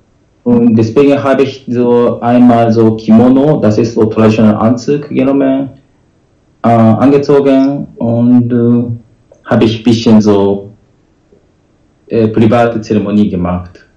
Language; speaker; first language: German; non-native, learner; Japanese